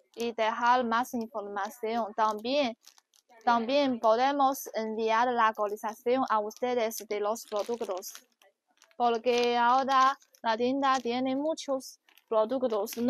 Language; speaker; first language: Spanish; non-native, learner; Chinese